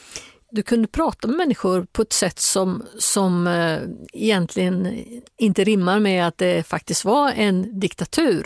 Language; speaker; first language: Swedish; native; Swedish